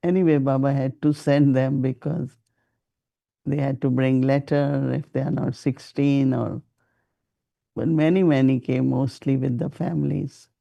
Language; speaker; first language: English; non-native, local second language; Hindi